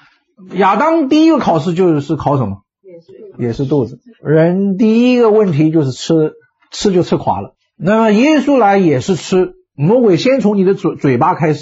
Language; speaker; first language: Chinese; native; Chinese